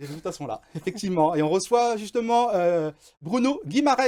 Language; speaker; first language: French; native; French